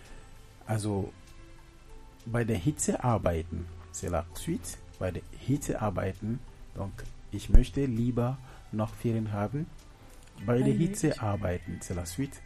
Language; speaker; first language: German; non-native, fluent; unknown